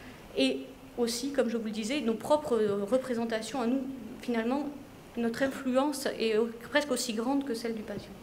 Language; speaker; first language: French; native; French